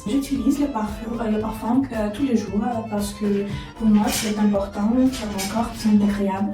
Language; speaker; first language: French; non-native, learner; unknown